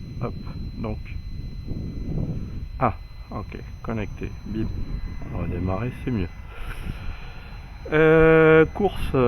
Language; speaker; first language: French; native; French